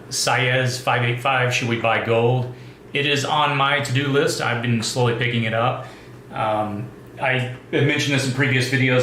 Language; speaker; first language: English; native; English